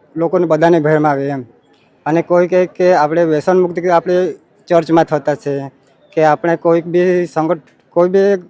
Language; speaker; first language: Gujarati; non-native, local second language; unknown